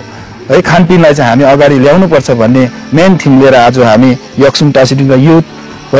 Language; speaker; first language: Nepali; native; Nepali